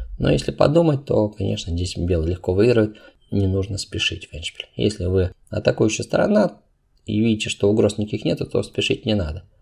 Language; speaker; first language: Russian; non-native, local second language; Uzbek